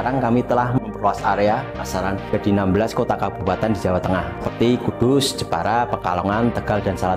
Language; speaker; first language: Indonesian; native; Indonesian